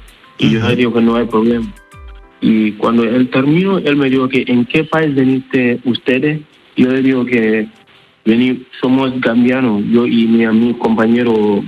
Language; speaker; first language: Spanish; non-native, learner; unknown